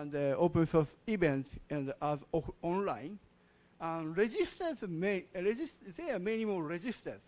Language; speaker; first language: English; non-native, learner; Japanese